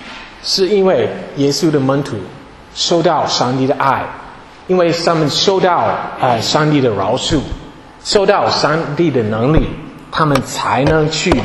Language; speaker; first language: Chinese; non-native, fluent; English